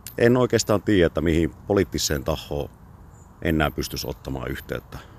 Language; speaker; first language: Finnish; native; Finnish